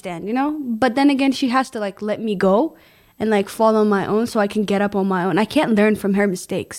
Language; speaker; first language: English; non-native, fluent; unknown